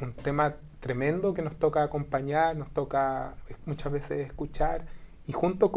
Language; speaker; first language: Spanish; native; Spanish